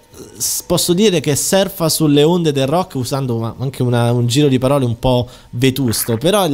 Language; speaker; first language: Italian; native; Italian